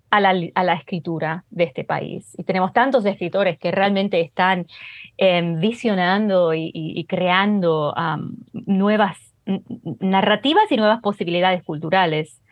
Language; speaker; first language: Spanish; early bilingual, heritage; Spanish